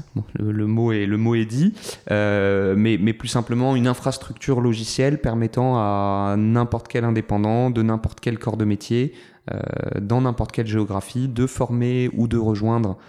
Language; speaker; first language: French; native; French